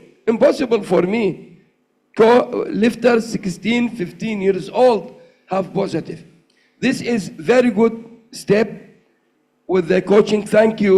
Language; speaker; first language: English; non-native, learner; Arabic